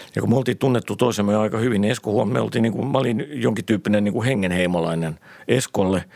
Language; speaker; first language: Finnish; native; Finnish